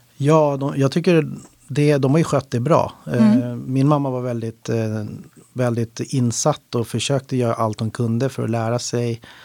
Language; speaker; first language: Swedish; native; Swedish